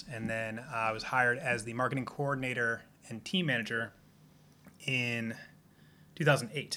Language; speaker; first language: English; native; English